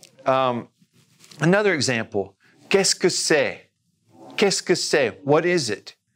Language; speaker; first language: French; non-native, fluent; English